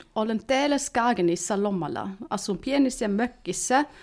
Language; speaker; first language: Finnish; non-native, learner; German